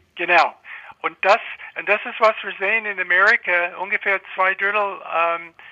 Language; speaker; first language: German; non-native, fluent; English